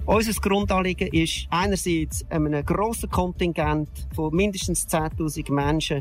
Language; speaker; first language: German; native; German